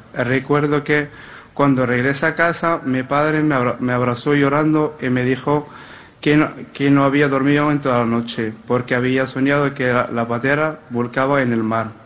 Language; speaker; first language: Spanish; non-native, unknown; Arabic